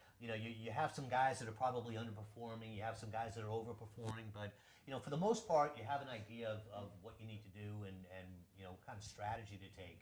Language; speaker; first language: English; native; English